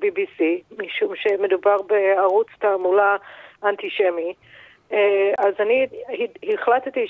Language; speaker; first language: Hebrew; non-native, fluent; English